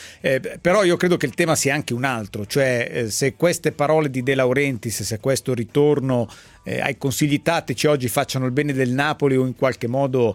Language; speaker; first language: Italian; native; Italian